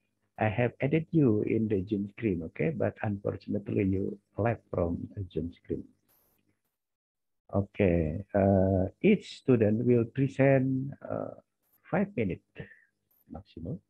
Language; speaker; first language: English; non-native, learner; Indonesian